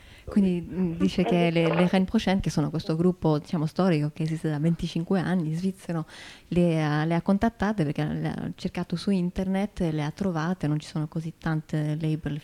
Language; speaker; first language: Italian; native; Italian